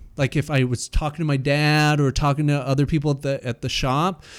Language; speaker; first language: English; native; English